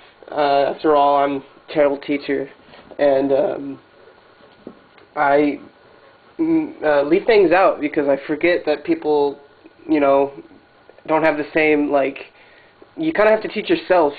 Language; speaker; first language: English; native; English